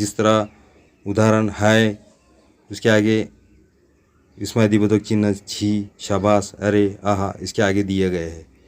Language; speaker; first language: Hindi; non-native, local second language; Urdu